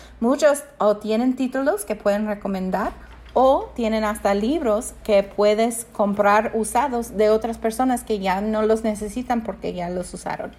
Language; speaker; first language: Spanish; non-native, fluent; English